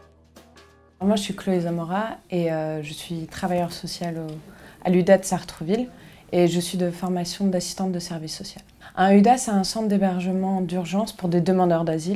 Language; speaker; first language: French; native; French